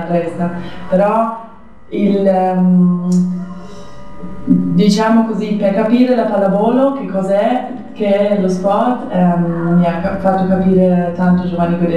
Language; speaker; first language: Italian; non-native, fluent; German